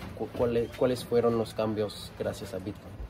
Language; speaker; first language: Spanish; non-native, learner; English